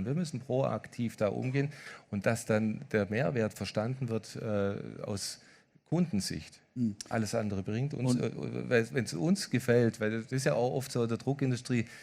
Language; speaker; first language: German; native; German